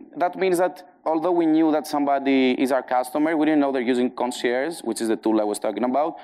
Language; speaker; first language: English; non-native, fluent; Greek